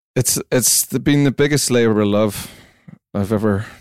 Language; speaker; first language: English; native; English